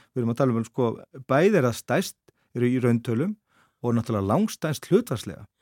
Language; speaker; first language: Icelandic; native; Icelandic